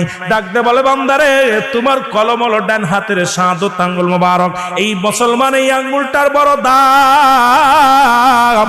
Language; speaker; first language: Bangla; native; Bangla